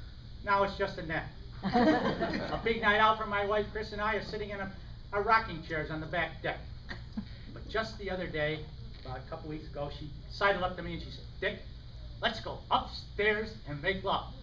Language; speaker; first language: English; native; English